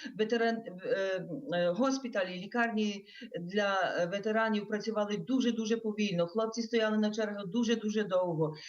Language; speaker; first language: Ukrainian; early bilingual, heritage; Ukrainian